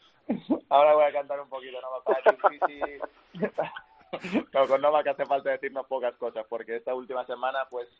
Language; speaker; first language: Spanish; native; Spanish